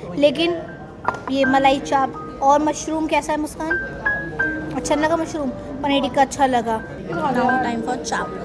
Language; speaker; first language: Hindi; native; Hindi